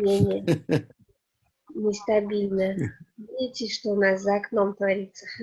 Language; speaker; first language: Russian; native; Russian